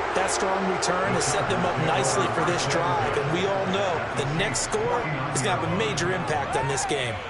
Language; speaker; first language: English; native; English